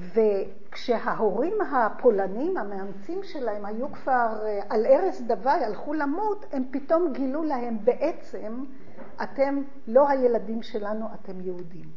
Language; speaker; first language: Hebrew; early bilingual, other home language; Polish